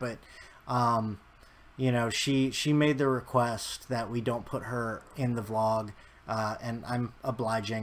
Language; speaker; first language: English; native; English